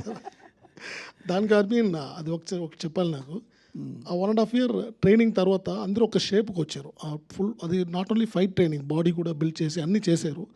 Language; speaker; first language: Telugu; non-native, fluent; Tamil